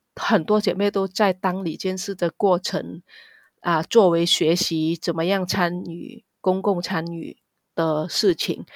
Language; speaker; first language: Chinese; non-native, fluent; Vietnamese